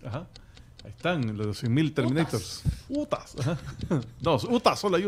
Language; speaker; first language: Spanish; native; Spanish